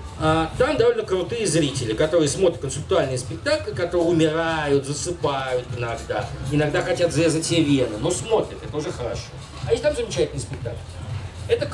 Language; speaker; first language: Russian; native; Russian